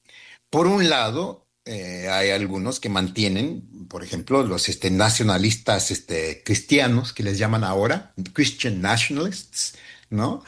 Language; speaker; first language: Spanish; early bilingual, heritage; Spanish